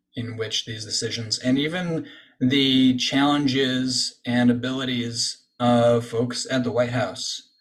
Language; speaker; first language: English; native; English